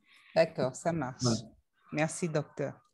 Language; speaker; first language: French; native; French